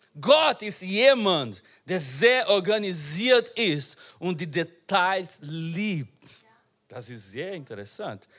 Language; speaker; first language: German; non-native, learner; Portuguese